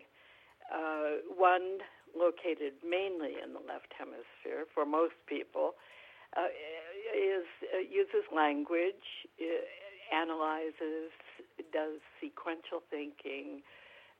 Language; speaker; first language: English; native; English